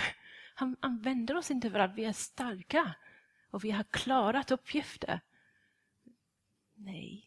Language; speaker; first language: Swedish; non-native, fluent; English